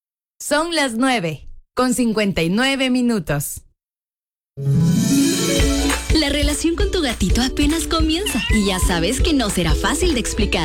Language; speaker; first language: Spanish; native; Spanish